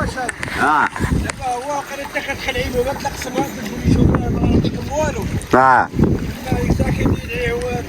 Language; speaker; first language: Arabic; native; Arabic